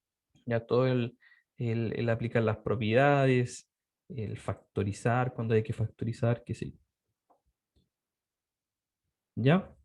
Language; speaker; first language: Spanish; native; Spanish